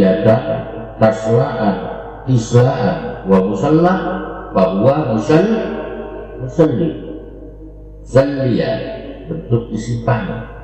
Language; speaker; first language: Arabic; non-native, fluent; Sundanese